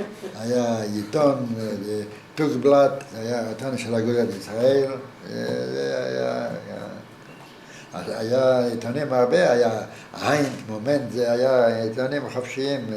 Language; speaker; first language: Hebrew; non-native, fluent; Yiddish